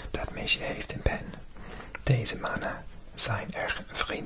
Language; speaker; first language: Dutch; non-native, learner; English